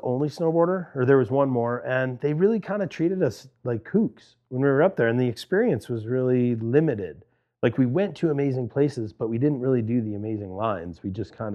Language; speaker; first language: English; native; English